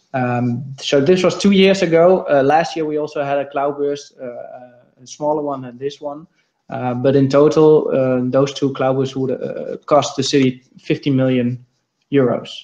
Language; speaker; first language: English; non-native, fluent; Dutch